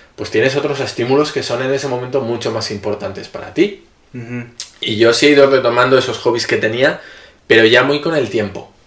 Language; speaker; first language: Spanish; native; Spanish